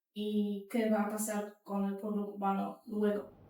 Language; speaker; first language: Spanish; non-native, fluent; Polish